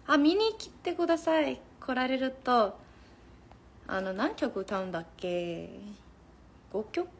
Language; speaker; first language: Japanese; non-native, fluent; Korean